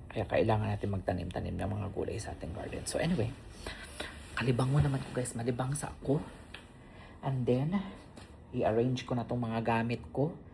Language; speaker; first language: Filipino; non-native, local second language; Cebuano